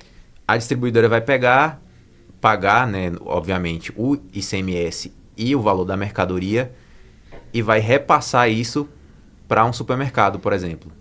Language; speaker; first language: Portuguese; native; Portuguese